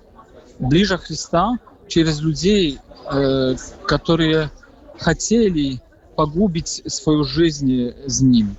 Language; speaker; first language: Russian; non-native, fluent; Polish